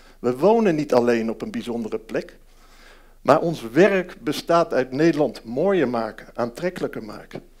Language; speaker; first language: Dutch; early bilingual, heritage; Dutch